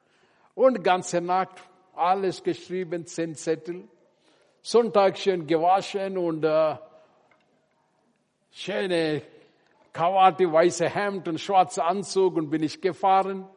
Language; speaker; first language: German; non-native, learner; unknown